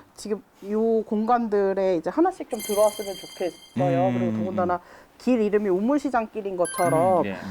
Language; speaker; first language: Korean; native; Korean